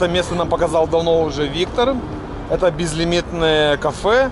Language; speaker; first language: Russian; native; Russian